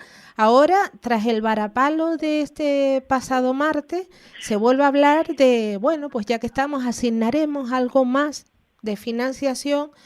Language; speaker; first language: Spanish; native; Spanish